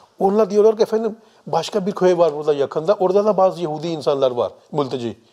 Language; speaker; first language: Turkish; non-native, fluent; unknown